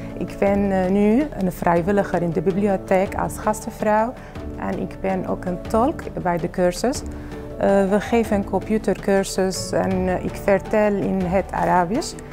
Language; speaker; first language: Dutch; non-native, fluent; Arabic